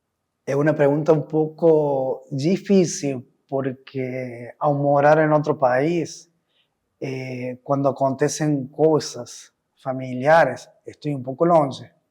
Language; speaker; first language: Portuguese; non-native, fluent; Spanish